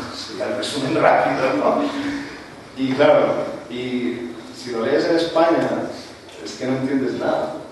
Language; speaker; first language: Spanish; non-native, local second language; Catalan